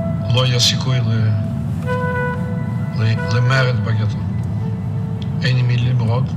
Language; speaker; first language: Hebrew; non-native, fluent; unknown